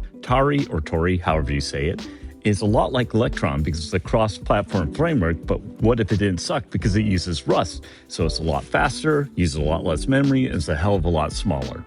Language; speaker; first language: English; native; English